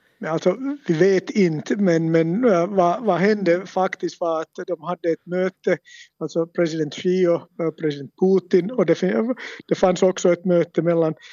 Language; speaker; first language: Swedish; non-native, local second language; Finnish